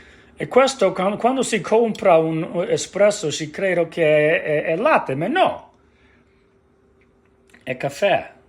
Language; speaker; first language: Italian; non-native, learner; English